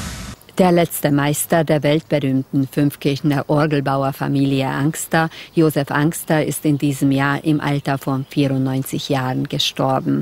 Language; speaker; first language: German; native; German